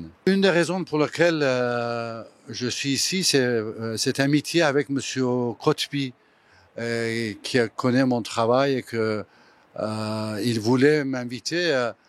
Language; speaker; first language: French; non-native, fluent; Persian